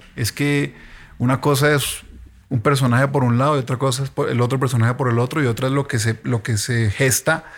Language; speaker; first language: Spanish; native; Spanish